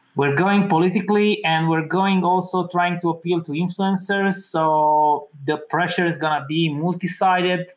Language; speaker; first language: English; non-native, fluent; Romanian